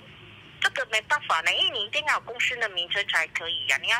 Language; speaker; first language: Chinese; native; Chinese